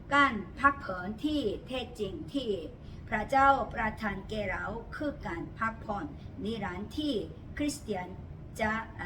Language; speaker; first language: Thai; non-native, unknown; Korean